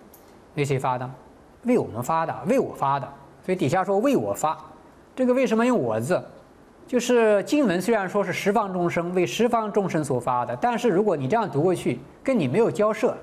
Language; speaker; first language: Chinese; native; Chinese